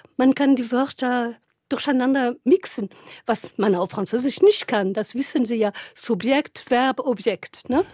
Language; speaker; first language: German; non-native, fluent; French